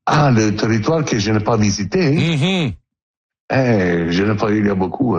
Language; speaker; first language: French; non-native, learner; Italian